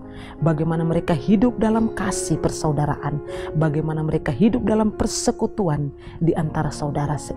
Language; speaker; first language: Indonesian; native; Indonesian